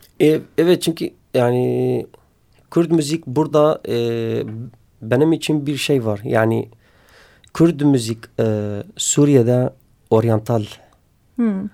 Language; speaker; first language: Turkish; non-native, learner; Kurdish